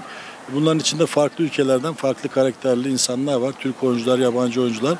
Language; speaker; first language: Turkish; native; Turkish